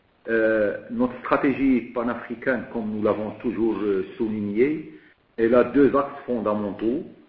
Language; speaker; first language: French; non-native, local second language; Arabic